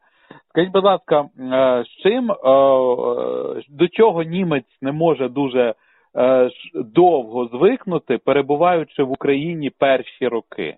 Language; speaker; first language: Ukrainian; native; Ukrainian